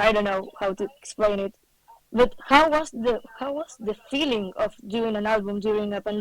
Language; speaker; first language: English; non-native, fluent; Spanish